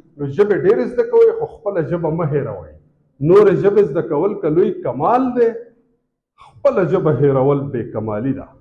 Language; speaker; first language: Pashto; native; Pashto